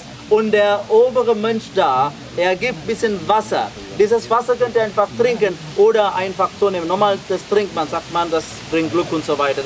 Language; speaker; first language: German; non-native, fluent; Sinhala